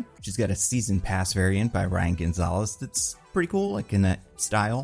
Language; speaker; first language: English; native; English